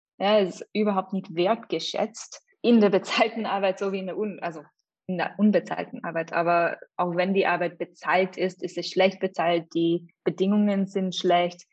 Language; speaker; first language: German; non-native, fluent; English